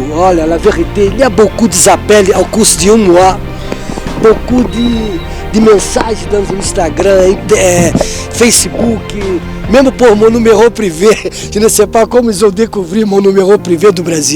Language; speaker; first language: French; non-native, fluent; Portuguese